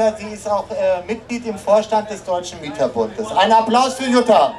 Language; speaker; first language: German; native; German